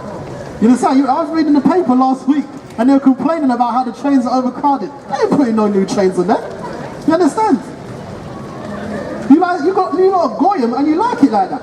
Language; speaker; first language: English; native; English